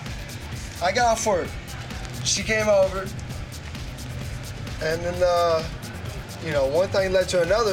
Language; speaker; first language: English; native; English